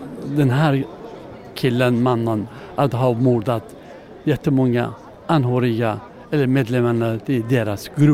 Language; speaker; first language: Swedish; non-native, learner; Persian